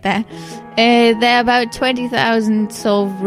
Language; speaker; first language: English; non-native, fluent; German